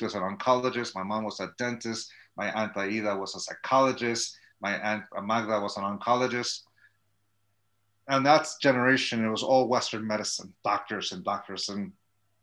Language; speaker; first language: English; native; English